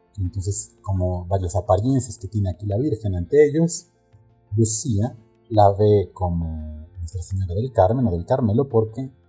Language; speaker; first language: Spanish; native; Spanish